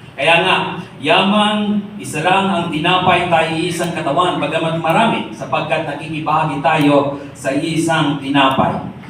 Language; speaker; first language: Filipino; non-native, local second language; Masbatenyo